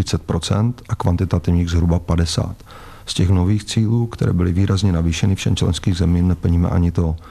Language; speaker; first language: Czech; native; Czech